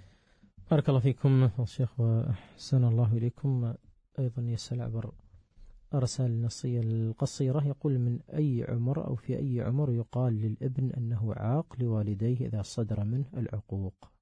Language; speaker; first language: Arabic; native; Arabic